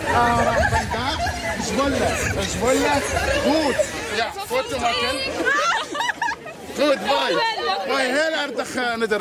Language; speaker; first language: Dutch; non-native, learner; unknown